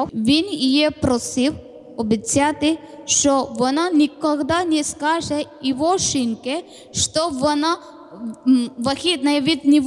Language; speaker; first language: Ukrainian; non-native, learner; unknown